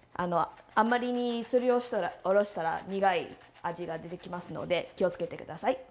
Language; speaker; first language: Japanese; non-native, fluent; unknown